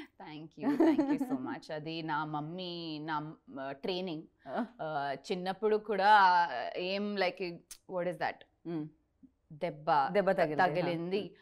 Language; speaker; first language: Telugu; non-native, learner; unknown